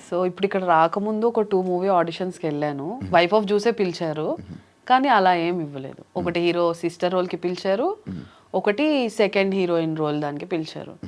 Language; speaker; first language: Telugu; native; Telugu